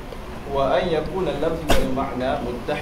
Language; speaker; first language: Arabic; non-native, learner; Malay